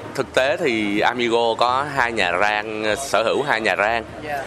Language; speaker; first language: Vietnamese; native; Vietnamese